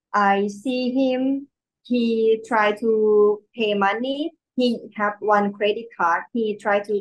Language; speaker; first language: English; non-native, learner; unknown